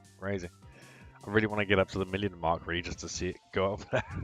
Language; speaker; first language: English; native; English